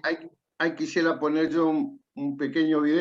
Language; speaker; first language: Spanish; native; Spanish